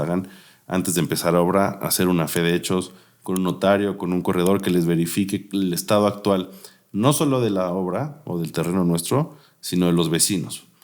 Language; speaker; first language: Spanish; native; Spanish